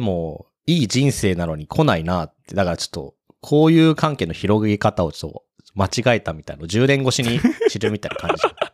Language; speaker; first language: Japanese; native; Japanese